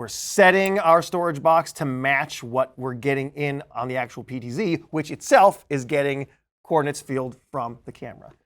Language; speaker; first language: English; native; English